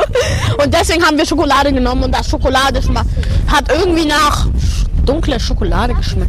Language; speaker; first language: German; non-native, learner; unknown